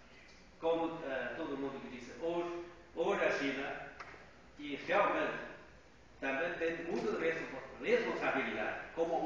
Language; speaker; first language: Portuguese; non-native, fluent; Chinese